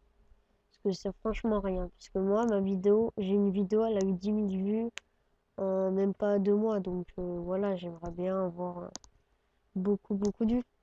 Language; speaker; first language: French; native; French